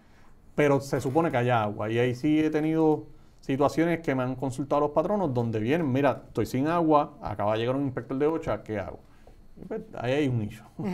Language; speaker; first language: Spanish; native; Spanish